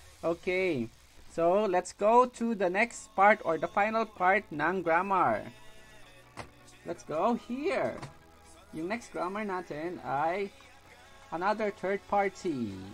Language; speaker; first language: English; non-native, local second language; Filipino